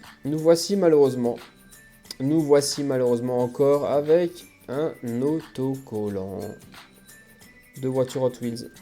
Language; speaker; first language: French; native; French